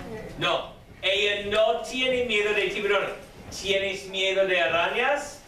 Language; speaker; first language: Spanish; non-native, fluent; English